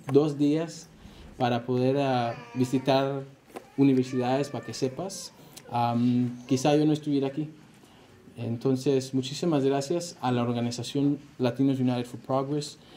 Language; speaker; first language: Spanish; early bilingual, heritage; Spanish